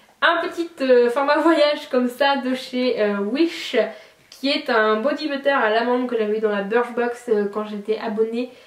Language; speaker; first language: French; native; French